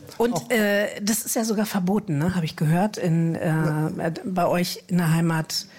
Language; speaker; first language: German; native; German